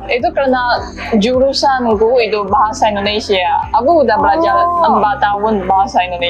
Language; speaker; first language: Indonesian; non-native, learner; Chinese